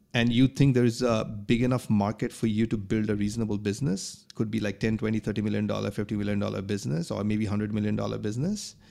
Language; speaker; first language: English; non-native, local second language; Bangla